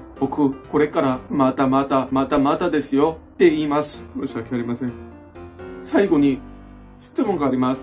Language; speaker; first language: Japanese; non-native, learner; Korean